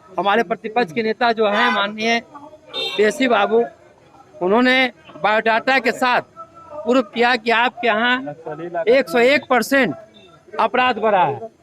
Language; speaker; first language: Hindi; native; Hindi